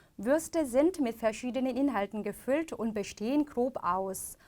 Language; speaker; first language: German; non-native, fluent; Korean